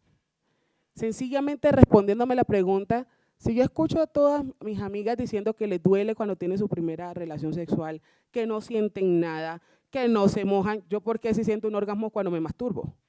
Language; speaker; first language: Spanish; native; Spanish